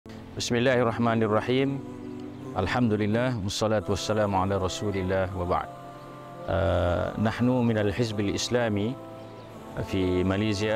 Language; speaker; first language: Arabic; non-native, fluent; Malay